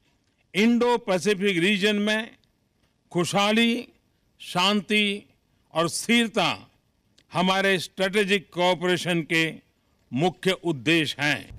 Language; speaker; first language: Hindi; native; Hindi